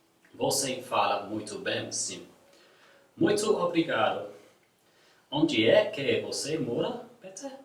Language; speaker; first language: Portuguese; non-native, learner; English